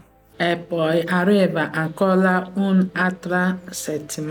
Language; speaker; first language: Italian; non-native, learner; Arabic